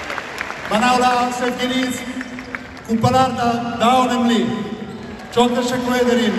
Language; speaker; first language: Turkish; non-native, learner; Italian